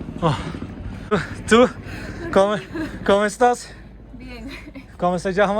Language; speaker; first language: Spanish; non-native, learner; Turkish